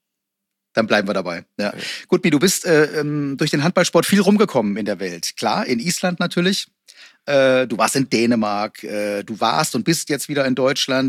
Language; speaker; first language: German; native; German